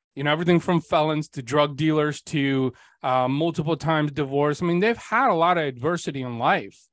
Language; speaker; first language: English; early bilingual, other home language; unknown